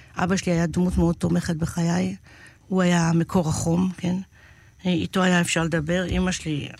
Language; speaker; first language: Hebrew; native; Hebrew